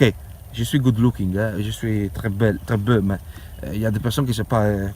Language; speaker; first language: French; non-native, learner; Italian